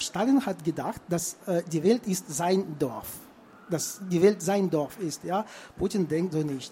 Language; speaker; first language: German; non-native, fluent; Russian